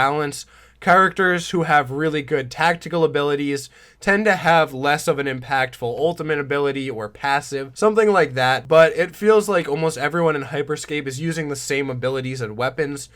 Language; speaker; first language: English; native; English